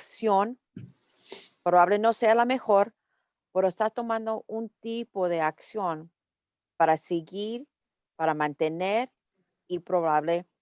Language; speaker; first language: Spanish; early bilingual, heritage; English